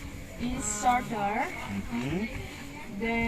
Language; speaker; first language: English; non-native, learner; Indonesian